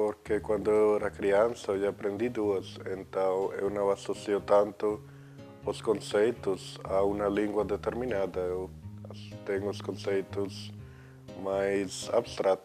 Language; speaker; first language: Portuguese; non-native, fluent; Spanish